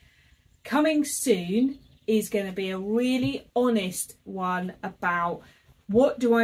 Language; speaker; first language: English; native; English